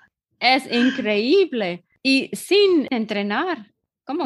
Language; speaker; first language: Spanish; non-native, learner; German